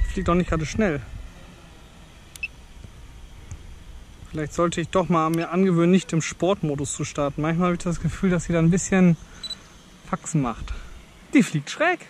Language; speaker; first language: German; native; German